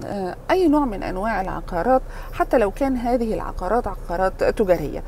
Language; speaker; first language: Arabic; native; Arabic